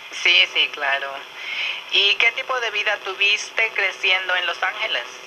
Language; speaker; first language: Spanish; early bilingual, other home language; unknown